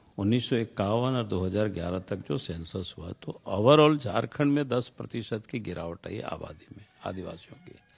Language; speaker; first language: Hindi; non-native, local second language; Santali